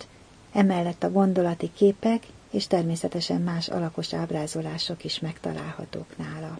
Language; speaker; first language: Hungarian; native; Hungarian